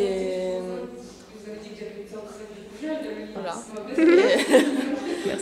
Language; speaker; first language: French; non-native, learner; Italian